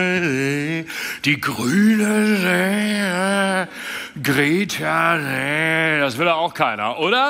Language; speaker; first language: German; native; German